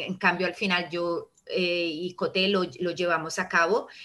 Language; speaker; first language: Spanish; early bilingual, heritage; Italian